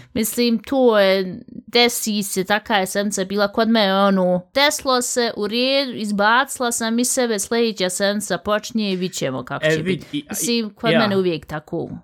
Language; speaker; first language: Bosnian; early bilingual, heritage; Bosnian